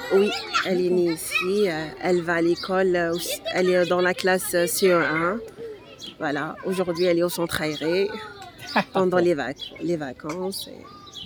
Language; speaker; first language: French; non-native, local second language; Arabic